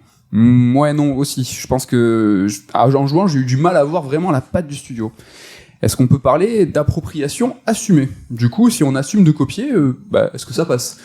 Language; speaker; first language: French; native; French